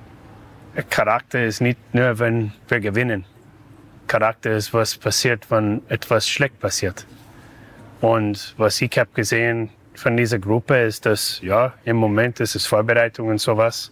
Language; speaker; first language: German; non-native, learner; English